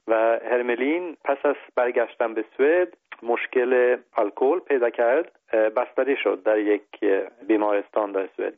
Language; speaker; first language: Persian; non-native, fluent; Swedish